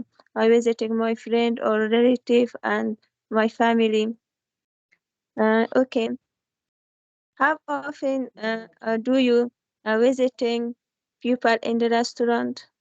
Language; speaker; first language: English; non-native, learner; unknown